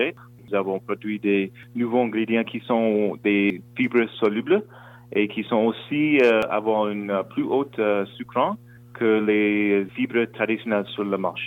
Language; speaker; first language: French; non-native, local second language; English